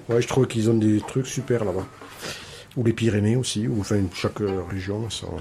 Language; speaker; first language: French; native; French